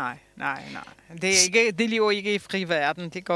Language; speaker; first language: Danish; non-native, fluent; Polish